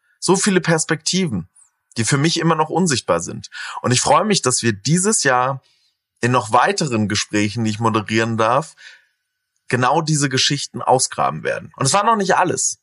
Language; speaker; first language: German; native; German